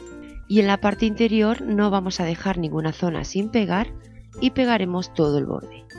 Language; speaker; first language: Spanish; native; Spanish